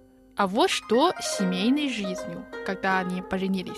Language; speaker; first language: Russian; non-native, fluent; Chinese